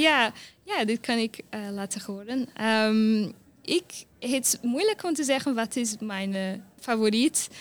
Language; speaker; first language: Dutch; non-native, learner; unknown